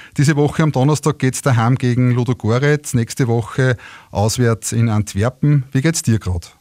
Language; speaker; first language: German; native; German